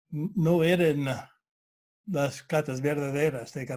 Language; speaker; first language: Spanish; non-native, fluent; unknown